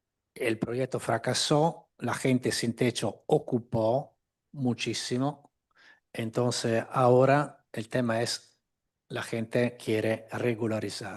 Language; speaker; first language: Spanish; non-native, fluent; Italian